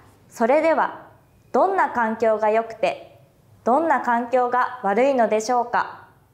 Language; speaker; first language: Japanese; non-native, fluent; Vietnamese